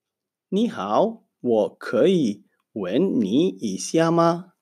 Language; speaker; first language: Chinese; non-native, fluent; Hebrew